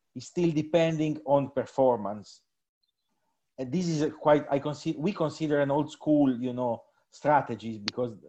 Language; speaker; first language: English; non-native, fluent; Italian